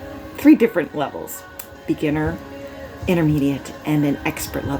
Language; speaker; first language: English; native; English